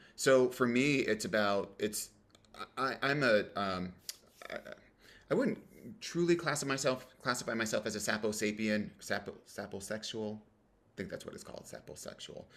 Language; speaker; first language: English; native; English